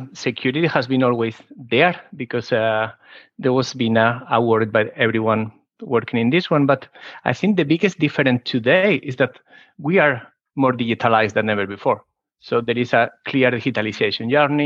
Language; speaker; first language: English; non-native, fluent; Spanish